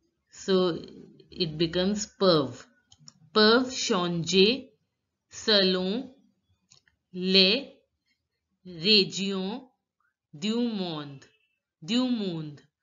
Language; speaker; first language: French; non-native, fluent; Hindi